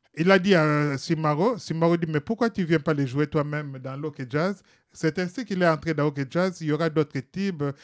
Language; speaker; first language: French; non-native, local second language; Lingala